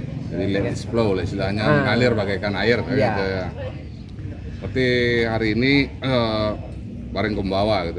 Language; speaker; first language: Indonesian; native; Indonesian